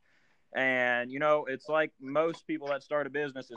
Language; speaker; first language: English; native; English